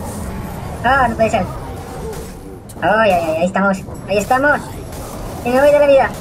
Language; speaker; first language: Spanish; native; Spanish